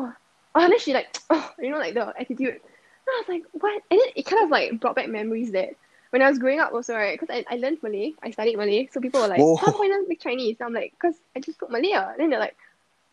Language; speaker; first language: English; native; English